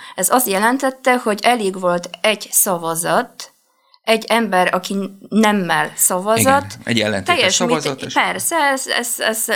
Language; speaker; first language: Hungarian; non-native, fluent; Polish